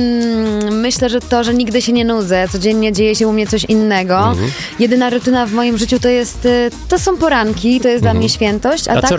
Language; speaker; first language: Polish; native; Polish